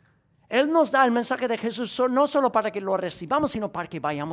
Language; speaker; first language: Spanish; native; Spanish